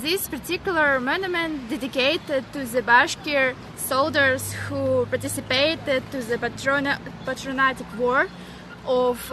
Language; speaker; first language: English; non-native, learner; Russian